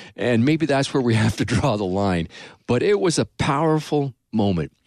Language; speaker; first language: English; native; English